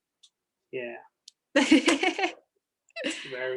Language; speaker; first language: English; non-native, learner; Portuguese